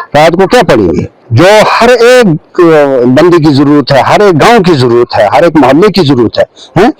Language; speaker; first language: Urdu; non-native, local second language; Kashmiri